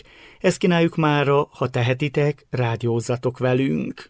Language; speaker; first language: Hungarian; native; Hungarian